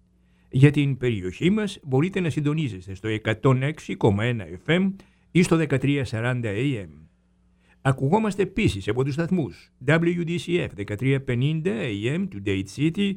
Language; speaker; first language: Greek; native; Greek